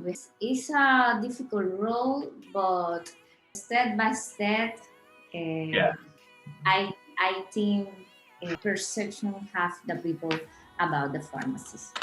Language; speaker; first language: English; non-native, learner; Spanish